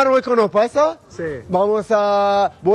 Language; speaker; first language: Spanish; non-native, learner; Arabic